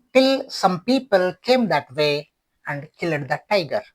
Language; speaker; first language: English; non-native, local second language; Kannada